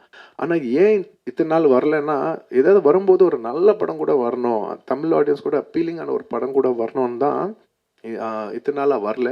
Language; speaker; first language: Tamil; non-native, local second language; Telugu